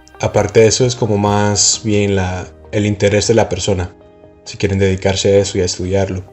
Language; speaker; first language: Spanish; non-native, fluent; English